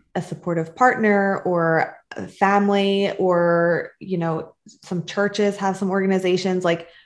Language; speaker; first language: English; native; English